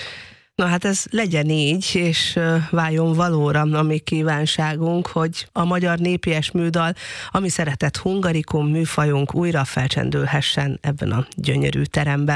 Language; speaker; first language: Hungarian; native; Hungarian